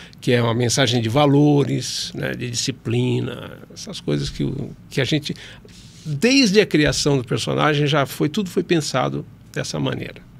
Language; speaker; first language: Portuguese; native; Portuguese